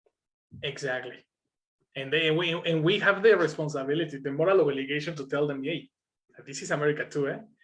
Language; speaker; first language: English; non-native, fluent; Spanish